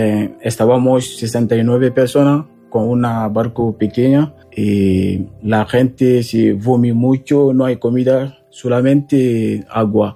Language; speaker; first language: Spanish; non-native, learner; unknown